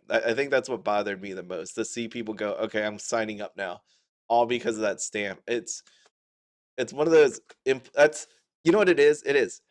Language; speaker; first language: English; native; English